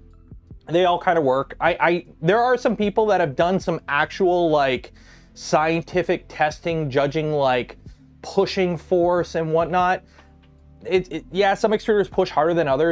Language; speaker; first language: English; native; English